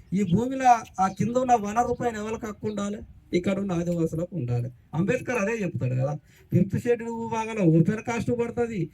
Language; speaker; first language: Telugu; non-native, local second language; Koya